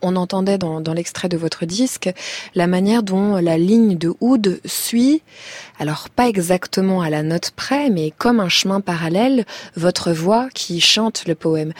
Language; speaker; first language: French; native; French